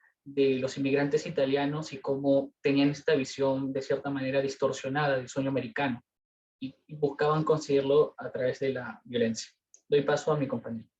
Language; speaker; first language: Spanish; native; Spanish